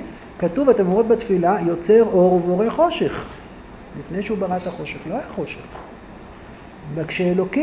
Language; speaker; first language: Hebrew; native; Hebrew